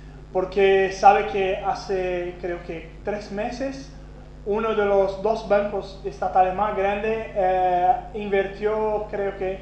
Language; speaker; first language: Spanish; non-native, fluent; Portuguese